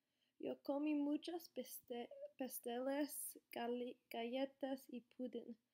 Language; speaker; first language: Spanish; non-native, learner; English